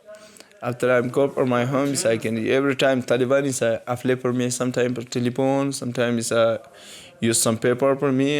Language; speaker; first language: English; non-native, learner; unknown